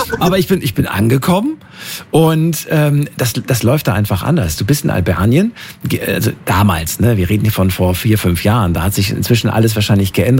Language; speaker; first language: German; native; German